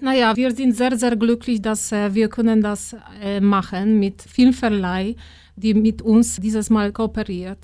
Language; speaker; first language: German; non-native, fluent; Polish